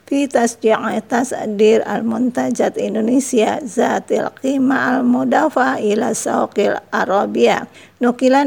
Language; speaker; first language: Arabic; non-native, fluent; Indonesian